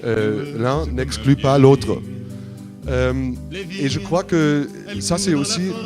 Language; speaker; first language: French; non-native, fluent; German